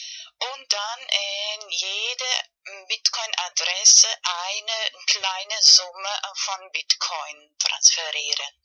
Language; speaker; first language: German; non-native, fluent; Spanish